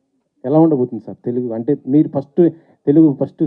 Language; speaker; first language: Telugu; native; Telugu